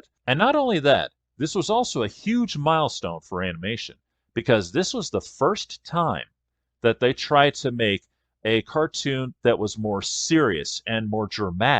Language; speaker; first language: English; native; English